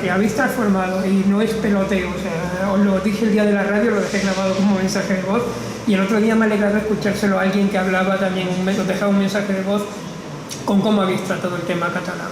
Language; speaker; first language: Spanish; native; Spanish